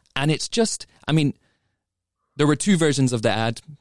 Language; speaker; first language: English; native; English